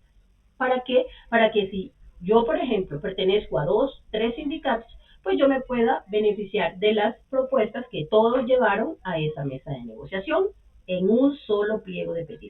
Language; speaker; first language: Spanish; native; Spanish